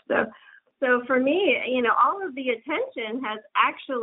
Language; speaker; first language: English; early bilingual, other home language; Japanese